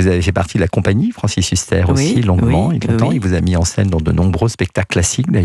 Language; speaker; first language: French; native; French